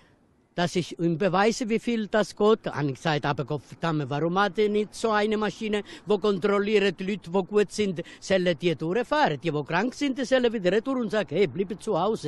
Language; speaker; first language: German; non-native, fluent; Italian